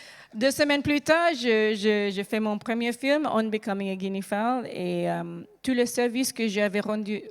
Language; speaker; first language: French; non-native, learner; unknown